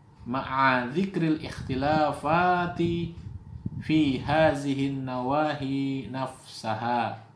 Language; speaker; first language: Arabic; non-native, fluent; Indonesian